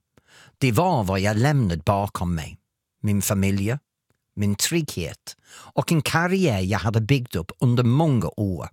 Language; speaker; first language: Swedish; non-native, fluent; English